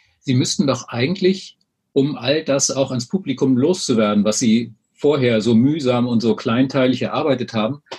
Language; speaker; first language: German; native; German